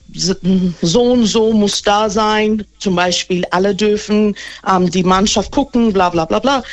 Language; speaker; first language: German; non-native, fluent; Persian